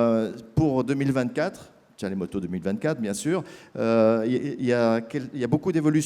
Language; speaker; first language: French; native; French